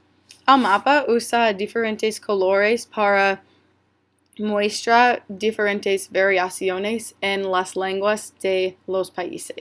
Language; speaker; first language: Spanish; non-native, learner; English